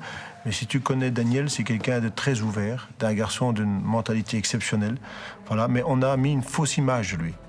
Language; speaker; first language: French; native; French